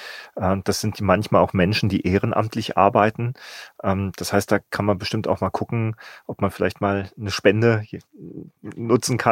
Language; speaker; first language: German; native; German